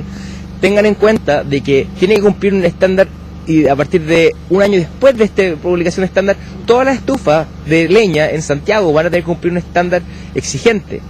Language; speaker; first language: Spanish; native; Spanish